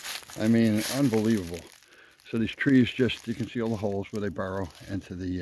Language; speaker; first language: English; native; English